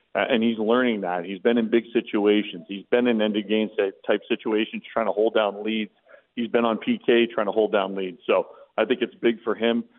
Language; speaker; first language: English; native; English